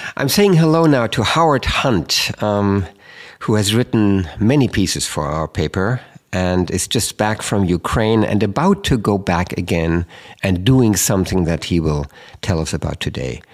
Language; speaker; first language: English; non-native, fluent; German